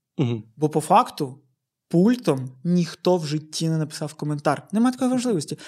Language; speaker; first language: Ukrainian; native; Ukrainian